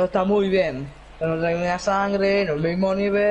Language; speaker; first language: Spanish; native; Spanish